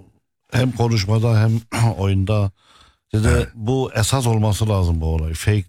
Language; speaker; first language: Turkish; non-native, fluent; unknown